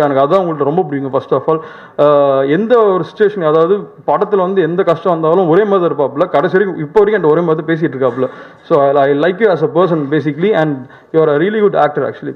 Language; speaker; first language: Tamil; native; Tamil